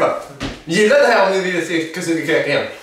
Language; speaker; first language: Swedish; native; Swedish